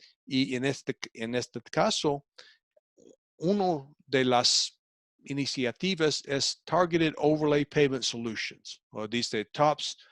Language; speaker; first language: Spanish; non-native, fluent; English